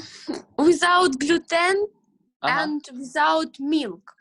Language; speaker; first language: English; non-native, learner; Ukrainian